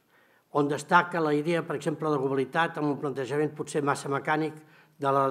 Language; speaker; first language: Catalan; native; Catalan